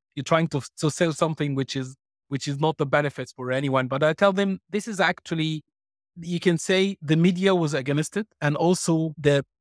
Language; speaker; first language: English; non-native, fluent; Arabic